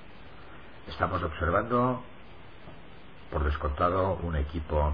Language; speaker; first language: Spanish; native; Spanish